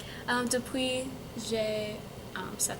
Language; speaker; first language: French; non-native, learner; English